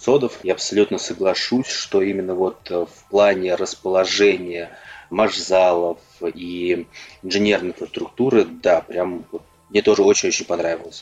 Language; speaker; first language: Russian; native; Russian